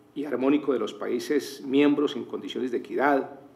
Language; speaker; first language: Spanish; native; Spanish